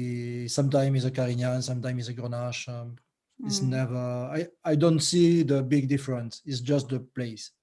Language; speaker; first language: English; non-native, learner; French